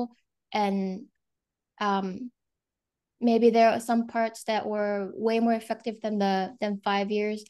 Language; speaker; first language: English; non-native, fluent; Korean